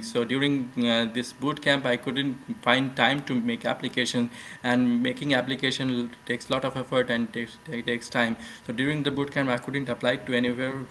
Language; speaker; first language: English; non-native, local second language; Hindi